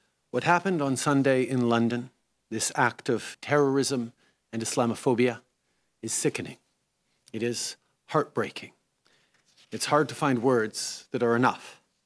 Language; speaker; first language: English; native; English